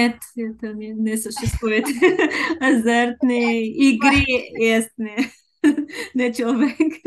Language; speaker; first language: Russian; non-native, learner; Bulgarian